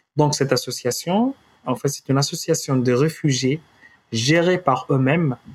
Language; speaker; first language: French; non-native, fluent; Arabic